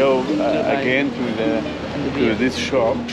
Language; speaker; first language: English; non-native, learner; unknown